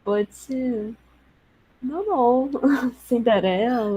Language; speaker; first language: English; non-native, learner; Portuguese